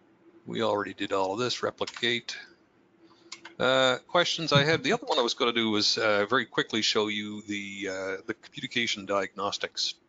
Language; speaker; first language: English; native; English